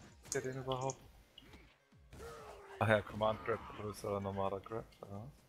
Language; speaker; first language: German; native; German